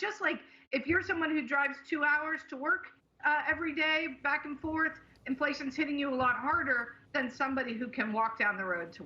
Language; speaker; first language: English; native; English